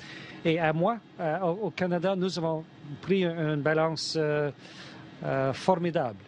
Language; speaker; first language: French; non-native, fluent; English